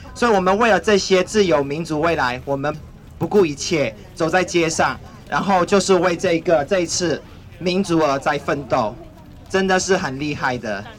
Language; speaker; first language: Chinese; non-native, fluent; Burmese